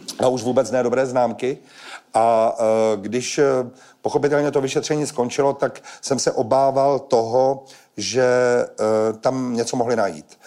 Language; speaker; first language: Czech; native; Czech